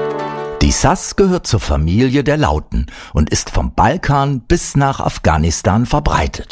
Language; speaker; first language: German; native; German